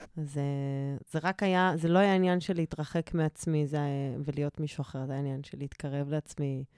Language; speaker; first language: Hebrew; native; Hebrew